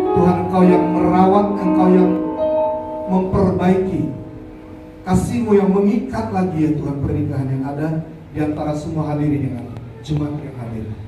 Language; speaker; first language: Indonesian; native; Indonesian